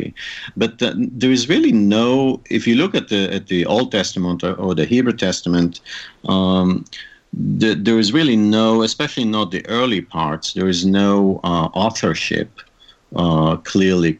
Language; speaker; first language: English; non-native, fluent; Hebrew